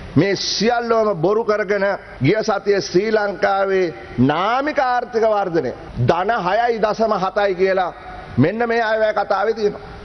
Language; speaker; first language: Sinhala; native; Sinhala